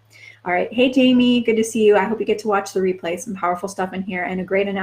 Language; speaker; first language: English; native; English